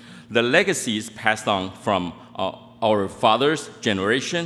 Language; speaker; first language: English; non-native, fluent; Min Nan Chinese